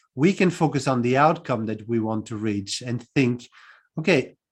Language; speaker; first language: English; non-native, fluent; French